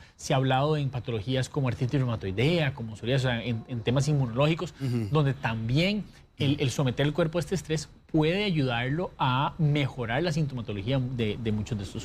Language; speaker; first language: Spanish; native; Spanish